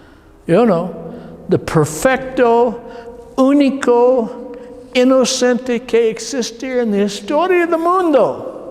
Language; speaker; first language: Spanish; non-native, learner; English